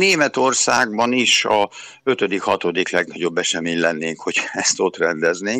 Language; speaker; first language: Hungarian; native; Hungarian